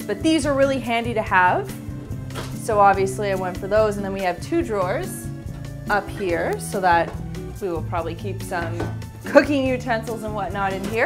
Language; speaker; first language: English; native; English